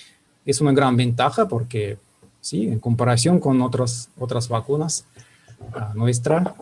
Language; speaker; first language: Spanish; non-native, fluent; Russian